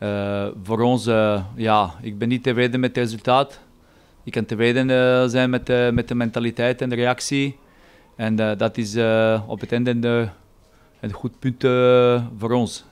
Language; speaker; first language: Dutch; non-native, fluent; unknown